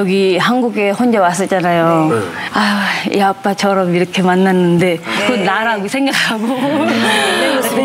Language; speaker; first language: Korean; non-native, learner; Indonesian